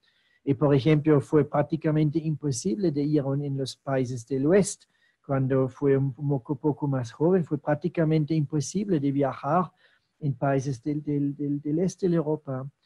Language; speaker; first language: Spanish; non-native, fluent; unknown